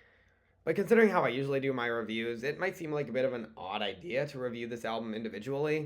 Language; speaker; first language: English; native; English